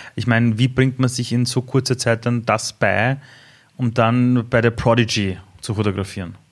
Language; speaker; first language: German; early bilingual, other home language; Persian